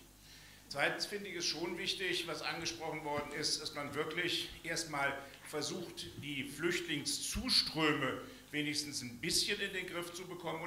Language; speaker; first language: German; native; German